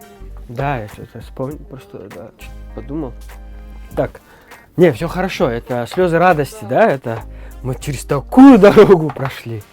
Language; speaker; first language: Russian; non-native, local second language; Kyrgyz